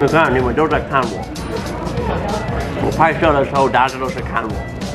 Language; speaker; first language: Chinese; non-native, learner; English